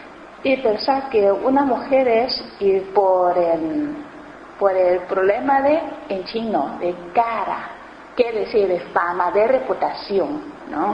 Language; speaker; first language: Spanish; non-native, learner; Chinese